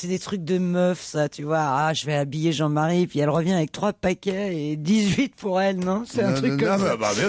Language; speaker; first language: French; native; French